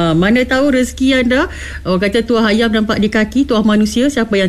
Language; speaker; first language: Malay; native; Malay